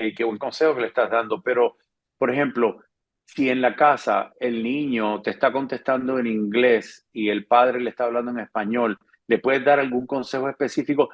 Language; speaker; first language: Spanish; native; Spanish